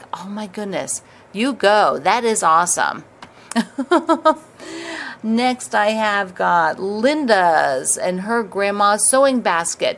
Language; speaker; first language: English; native; English